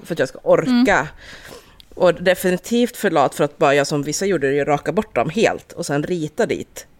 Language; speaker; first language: Swedish; native; Swedish